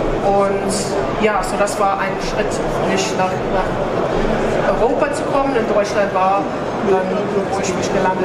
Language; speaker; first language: German; non-native, fluent; English